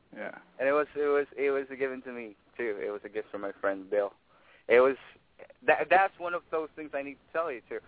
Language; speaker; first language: English; non-native, local second language; Filipino